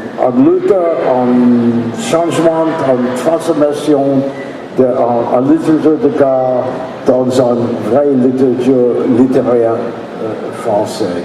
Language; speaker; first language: French; non-native, learner; English